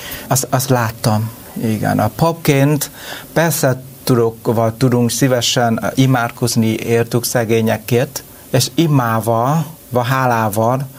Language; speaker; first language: Hungarian; non-native, learner; Vietnamese